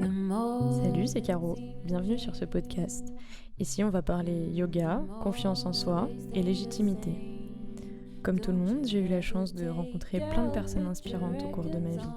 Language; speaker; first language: French; native; French